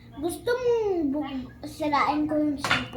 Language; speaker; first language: Filipino; non-native, learner; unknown